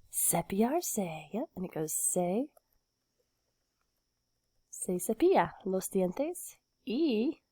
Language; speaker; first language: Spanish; non-native, fluent; English